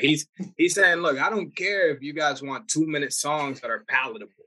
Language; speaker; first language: English; early bilingual, other home language; Spanish